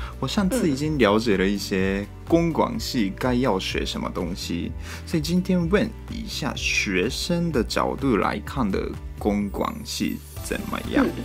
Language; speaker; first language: Chinese; non-native, fluent; Japanese